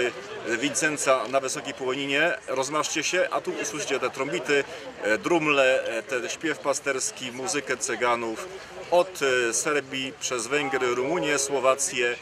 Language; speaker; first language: Polish; native; Polish